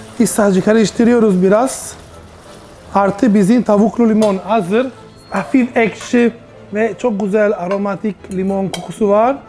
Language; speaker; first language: Turkish; non-native, learner; Italian